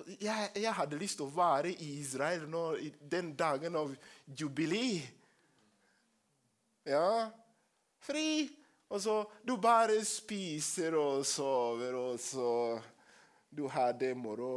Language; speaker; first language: Norwegian; non-native, learner; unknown